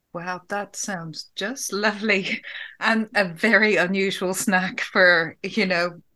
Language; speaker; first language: English; native; English